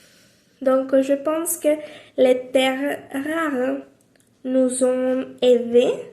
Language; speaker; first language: French; non-native, learner; Spanish